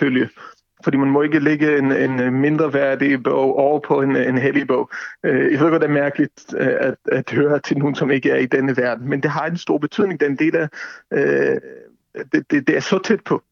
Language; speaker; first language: Danish; non-native, fluent; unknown